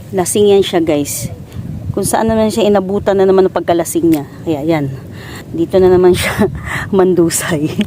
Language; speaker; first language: Filipino; non-native, local second language; Cebuano